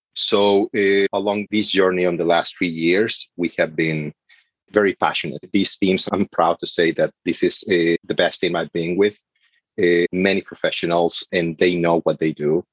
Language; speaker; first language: English; non-native, fluent; Spanish